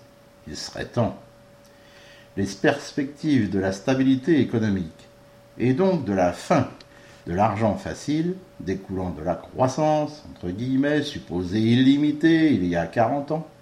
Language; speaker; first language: French; native; French